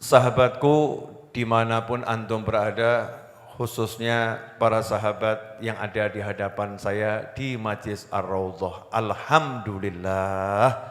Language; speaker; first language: Indonesian; native; Indonesian